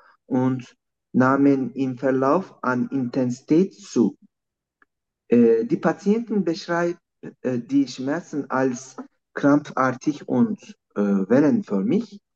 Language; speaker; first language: German; non-native, fluent; Turkish